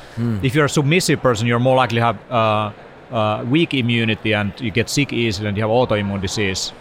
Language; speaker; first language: English; non-native, fluent; Finnish